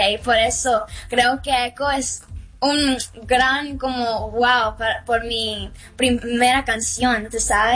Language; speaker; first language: Spanish; early bilingual, heritage; Spanish